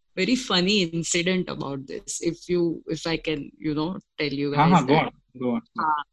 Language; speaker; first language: English; non-native, local second language; Gujarati